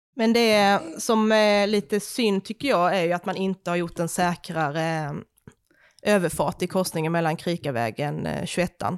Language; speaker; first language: Swedish; native; Swedish